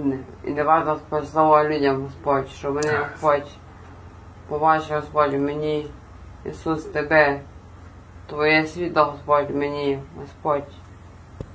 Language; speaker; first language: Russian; non-native, local second language; Ukrainian